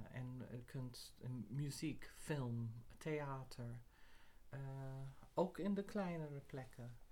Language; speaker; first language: Dutch; non-native, fluent; English